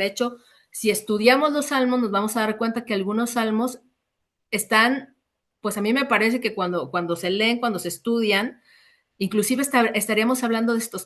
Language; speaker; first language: Spanish; native; Spanish